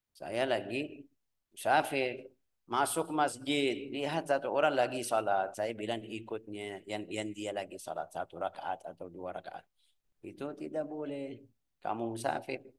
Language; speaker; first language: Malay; non-native, fluent; Arabic